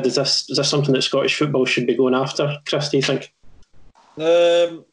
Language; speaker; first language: English; native; English